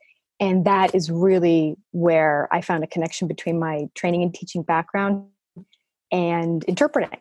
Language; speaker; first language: English; native; English